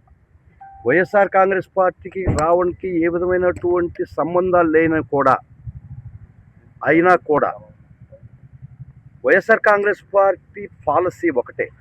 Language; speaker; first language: Telugu; native; Telugu